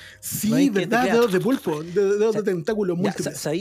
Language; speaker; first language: Spanish; native; Spanish